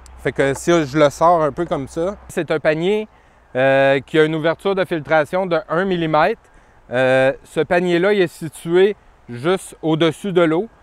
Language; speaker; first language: French; native; French